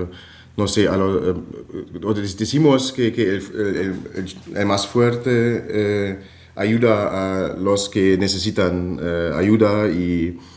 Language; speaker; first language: Spanish; non-native, fluent; German